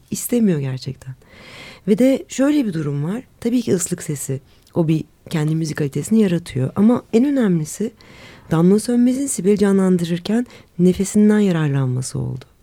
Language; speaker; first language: Turkish; native; Turkish